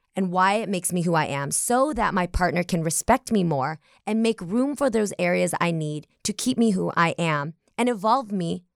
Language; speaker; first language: English; early bilingual, other home language; Vietnamese